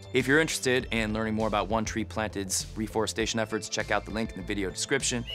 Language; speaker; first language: English; native; English